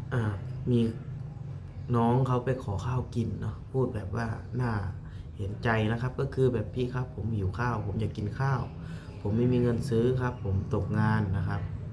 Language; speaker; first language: Thai; native; Thai